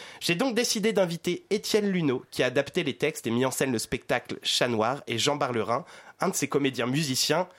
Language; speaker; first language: French; native; French